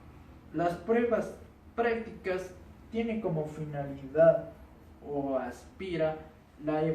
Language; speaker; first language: Spanish; native; Spanish